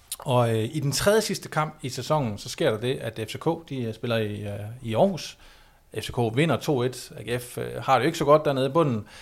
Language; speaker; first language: Danish; native; Danish